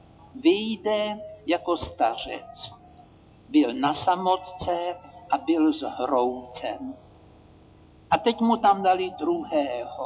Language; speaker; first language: Czech; native; Czech